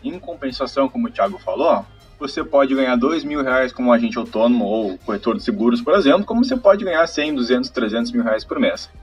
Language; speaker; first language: Portuguese; native; Portuguese